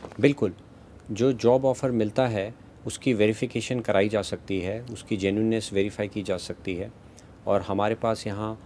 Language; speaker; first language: Hindi; native; Hindi